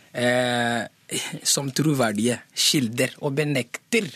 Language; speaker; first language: Norwegian; early bilingual, other home language; Somali